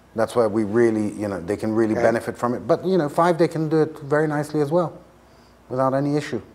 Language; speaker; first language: English; native; English